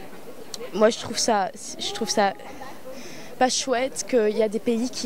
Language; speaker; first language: French; non-native, local second language; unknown